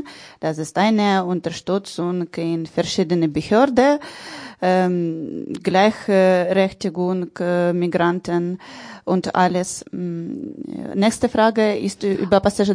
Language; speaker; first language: German; non-native, learner; Ukrainian